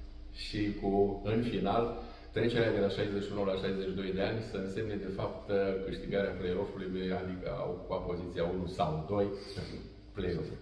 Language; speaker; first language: Romanian; native; Romanian